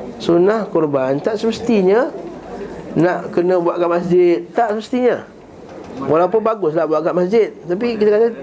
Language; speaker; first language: Malay; native; Malay